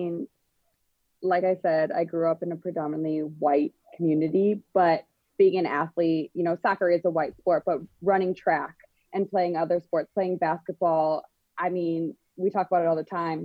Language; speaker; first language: English; native; English